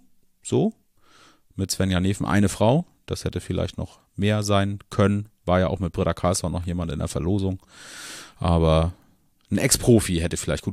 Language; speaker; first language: German; native; German